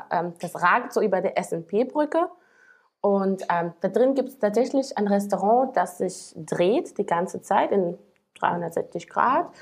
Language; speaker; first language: German; non-native, fluent; Slovak